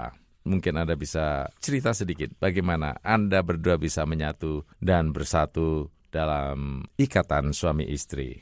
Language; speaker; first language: Indonesian; native; Indonesian